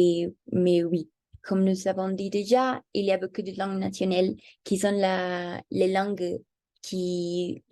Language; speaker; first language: French; non-native, learner; Spanish